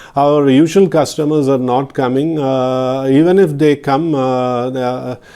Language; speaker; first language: English; non-native, local second language; Malayalam